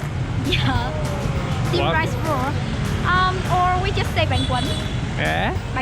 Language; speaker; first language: English; non-native, local second language; Vietnamese